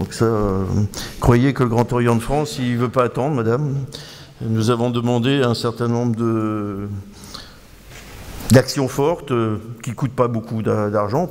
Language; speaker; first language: French; native; French